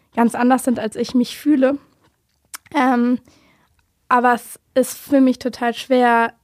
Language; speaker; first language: German; native; German